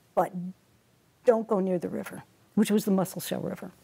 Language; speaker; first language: English; native; English